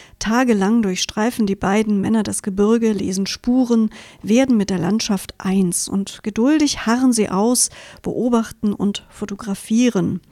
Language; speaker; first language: German; native; German